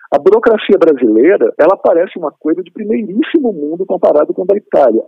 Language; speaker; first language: Portuguese; native; Portuguese